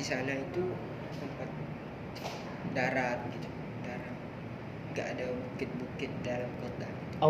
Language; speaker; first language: Indonesian; non-native, learner; Malay